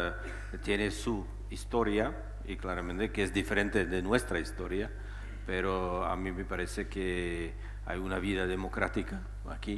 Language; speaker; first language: Spanish; non-native, fluent; Czech